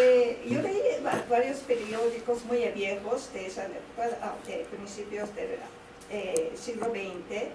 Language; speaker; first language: Spanish; non-native, fluent; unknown